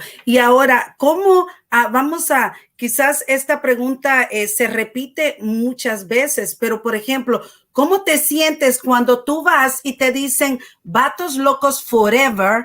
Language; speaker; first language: Spanish; native; Spanish